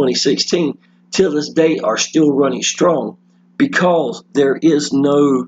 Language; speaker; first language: English; native; English